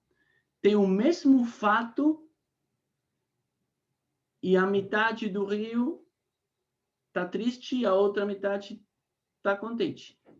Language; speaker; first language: Portuguese; non-native, fluent; Spanish